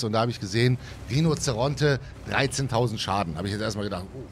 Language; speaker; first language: German; native; German